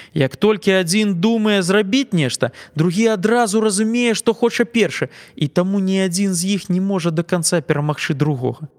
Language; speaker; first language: Belarusian; native; Belarusian